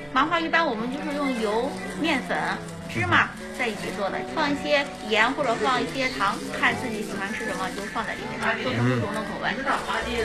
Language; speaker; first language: Chinese; native; Chinese